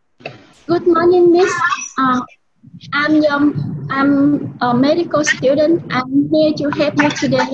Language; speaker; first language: English; non-native, learner; Vietnamese